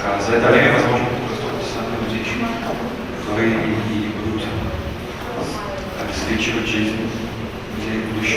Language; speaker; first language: Russian; native; Russian